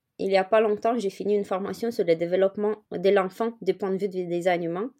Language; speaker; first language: French; non-native, fluent; Romanian